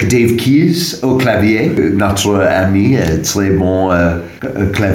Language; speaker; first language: French; non-native, learner; English